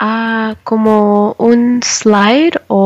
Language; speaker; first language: Spanish; non-native, learner; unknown